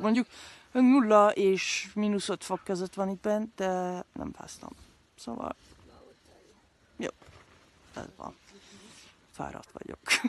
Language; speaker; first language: Hungarian; early bilingual, heritage; Hungarian